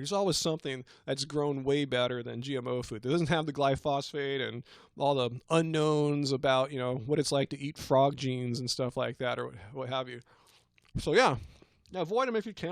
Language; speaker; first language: English; native; English